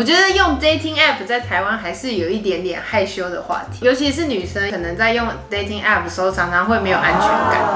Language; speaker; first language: Chinese; native; Chinese